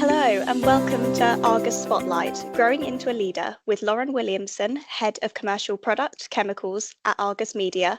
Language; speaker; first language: English; native; English